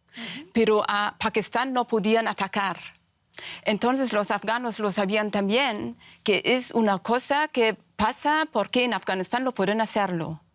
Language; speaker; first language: Spanish; non-native, fluent; Persian